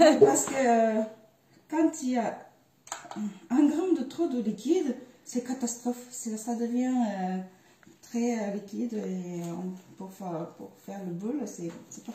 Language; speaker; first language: French; non-native, fluent; Japanese